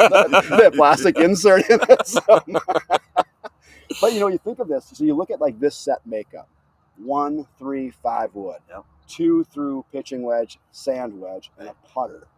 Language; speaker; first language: English; native; English